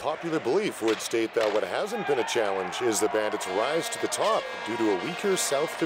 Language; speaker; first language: English; native; English